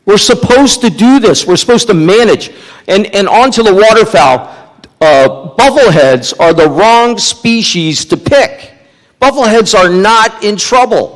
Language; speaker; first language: English; native; English